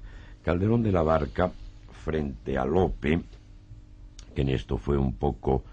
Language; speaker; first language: Spanish; native; Spanish